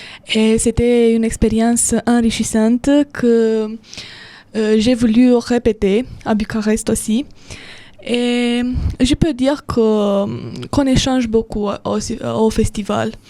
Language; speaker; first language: French; non-native, fluent; Romanian